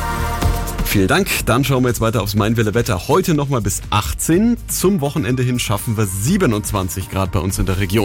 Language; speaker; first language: German; native; German